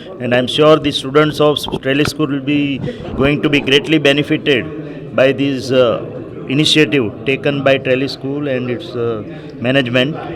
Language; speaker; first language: English; non-native, local second language; Gujarati